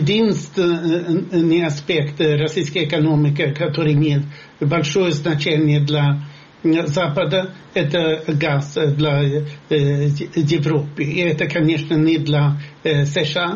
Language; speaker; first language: Russian; non-native, fluent; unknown